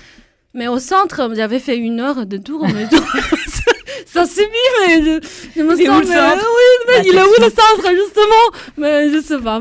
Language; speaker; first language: French; non-native, fluent; Chinese